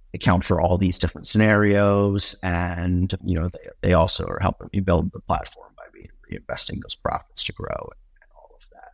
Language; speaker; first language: English; native; English